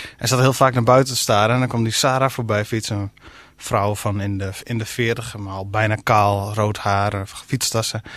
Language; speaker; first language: Dutch; non-native, local second language; Western Frisian